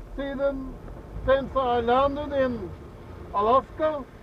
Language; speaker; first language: English; non-native, fluent; Norwegian